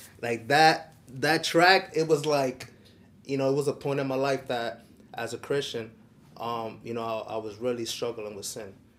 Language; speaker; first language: English; early bilingual, other home language; Spanish